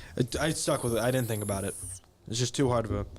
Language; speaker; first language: English; native; English